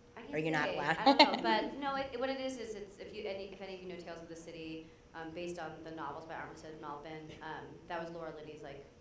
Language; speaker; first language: English; native; English